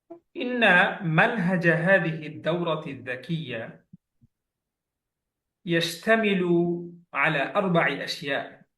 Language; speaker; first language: Arabic; non-native, fluent; Bangla